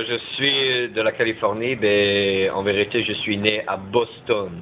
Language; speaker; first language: French; early bilingual, heritage; French